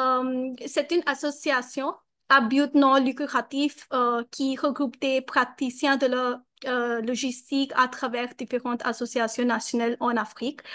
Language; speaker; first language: French; non-native, learner; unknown